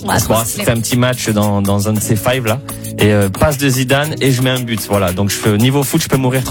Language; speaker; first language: French; early bilingual, other home language; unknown